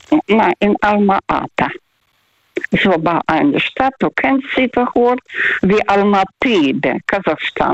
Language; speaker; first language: German; non-native, learner; Russian